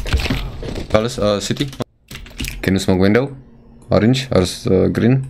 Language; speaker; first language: English; non-native, learner; Czech